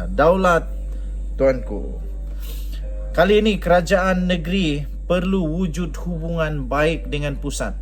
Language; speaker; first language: Malay; non-native, local second language; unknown